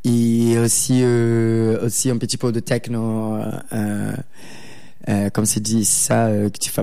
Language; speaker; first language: French; non-native, learner; Portuguese